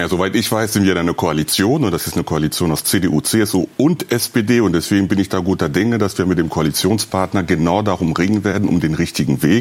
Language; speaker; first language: German; native; German